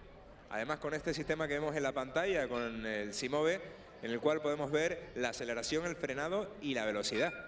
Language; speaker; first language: Spanish; native; Spanish